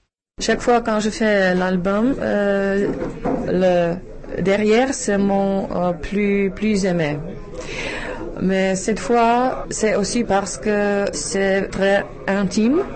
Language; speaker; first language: French; non-native, learner; Czech